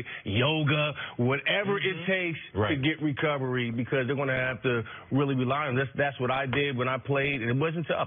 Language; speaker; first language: English; native; English